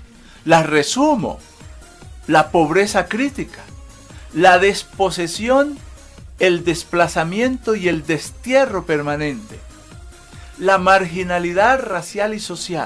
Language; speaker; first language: Spanish; native; Spanish